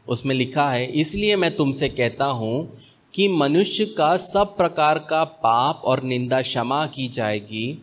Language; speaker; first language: Hindi; native; Hindi